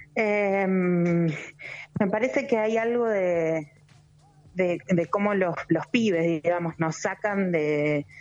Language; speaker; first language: Spanish; native; Spanish